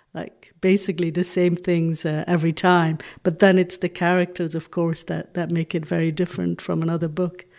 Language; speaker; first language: English; non-native, fluent; Dutch